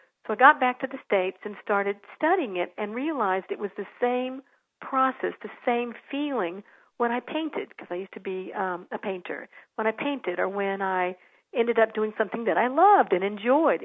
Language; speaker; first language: English; native; English